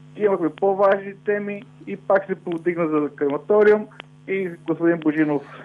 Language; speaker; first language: Bulgarian; native; Bulgarian